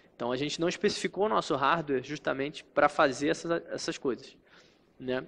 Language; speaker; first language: Portuguese; native; Portuguese